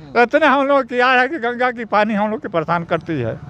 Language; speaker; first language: Hindi; native; Hindi